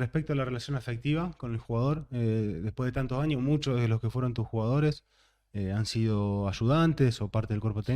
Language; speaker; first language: Spanish; native; Spanish